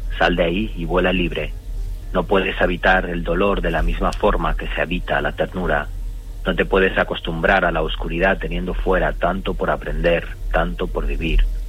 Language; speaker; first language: Spanish; early bilingual, other home language; Romanian